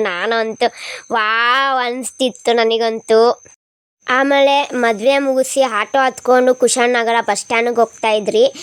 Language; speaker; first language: Kannada; non-native, local second language; Kodava